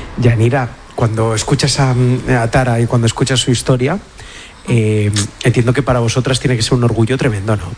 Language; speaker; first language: Spanish; native; Spanish